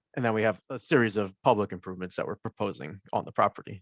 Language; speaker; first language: English; native; English